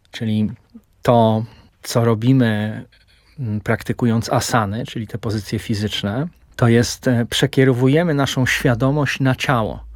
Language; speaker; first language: Polish; native; Polish